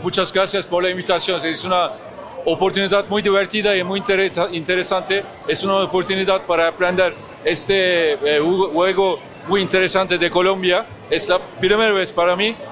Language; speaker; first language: Spanish; non-native, learner; Turkish